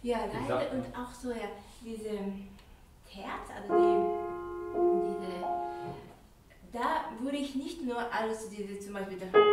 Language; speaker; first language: German; non-native, fluent; Japanese